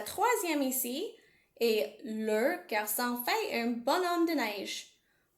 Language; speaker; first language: French; non-native, learner; English